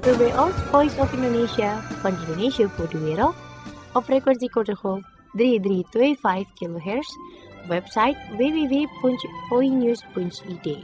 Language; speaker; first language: Dutch; non-native, fluent; Indonesian